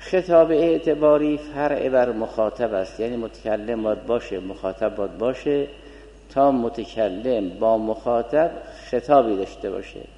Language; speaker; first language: Persian; native; Persian